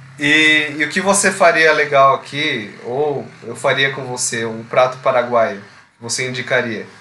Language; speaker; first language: Portuguese; native; Portuguese